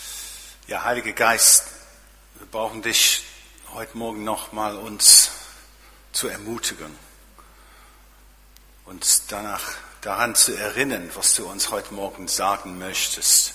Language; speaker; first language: German; non-native, fluent; English